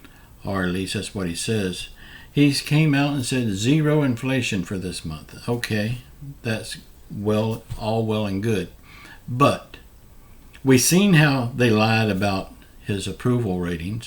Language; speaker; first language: English; native; English